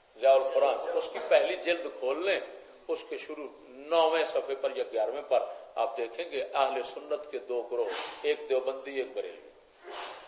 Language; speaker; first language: Urdu; non-native, local second language; Punjabi